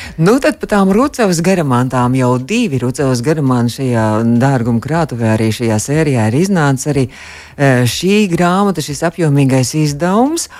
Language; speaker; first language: Latvian; native; Latvian